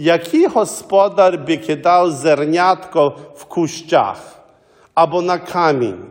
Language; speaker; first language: Ukrainian; early bilingual, heritage; Ukrainian